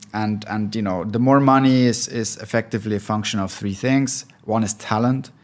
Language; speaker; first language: English; non-native, fluent; German